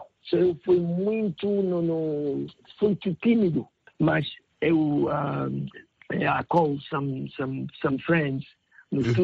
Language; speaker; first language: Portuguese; non-native, learner; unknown